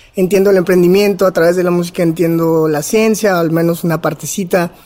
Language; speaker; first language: Spanish; native; Spanish